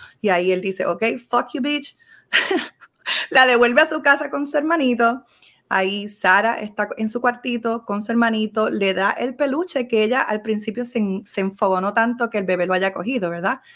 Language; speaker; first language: Spanish; native; Spanish